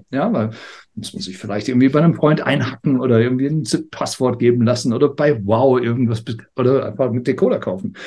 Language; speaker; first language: German; non-native, fluent; English